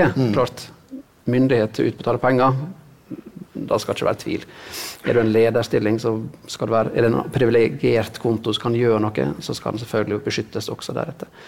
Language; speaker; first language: Norwegian; native; Norwegian